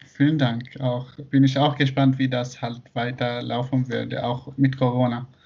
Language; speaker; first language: German; non-native, fluent; Arabic